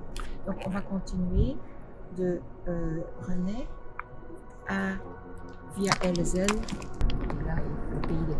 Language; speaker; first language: French; non-native, local second language; Dutch